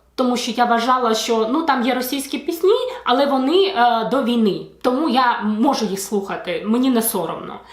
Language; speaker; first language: Ukrainian; non-native, local second language; Russian